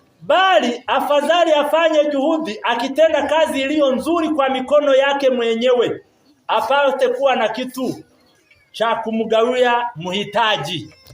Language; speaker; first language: Swahili; non-native, local second language; Kinyarwanda